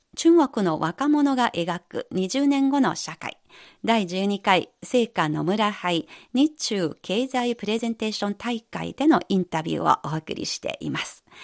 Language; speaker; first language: Japanese; non-native, fluent; Chinese